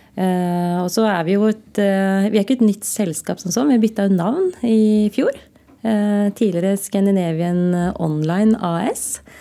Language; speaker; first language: Norwegian; native; Norwegian